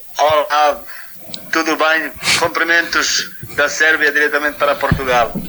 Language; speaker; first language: Portuguese; non-native, fluent; Serbian